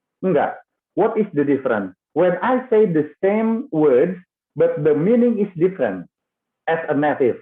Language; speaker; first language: English; non-native, fluent; Indonesian